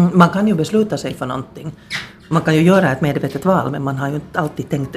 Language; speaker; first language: Swedish; native; Swedish